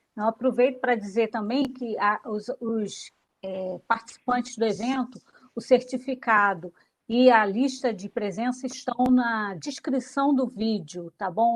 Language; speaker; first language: Portuguese; native; Portuguese